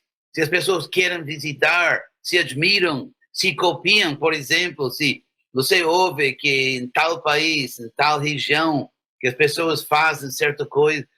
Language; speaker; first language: Portuguese; non-native, fluent; English